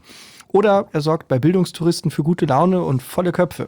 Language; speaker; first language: German; native; German